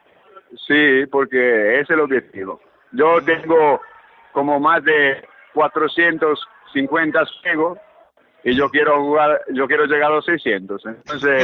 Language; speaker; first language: Spanish; early bilingual, heritage; Italian